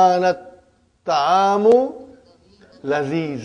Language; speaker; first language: Arabic; non-native, fluent; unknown